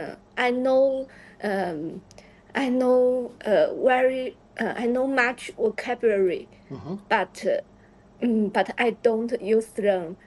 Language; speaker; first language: English; non-native, learner; Chinese